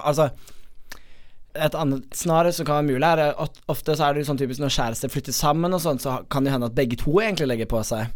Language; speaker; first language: Norwegian; native; Norwegian